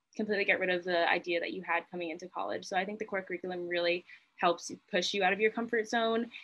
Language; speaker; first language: English; native; English